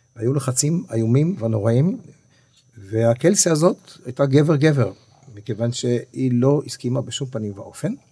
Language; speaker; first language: Hebrew; native; Hebrew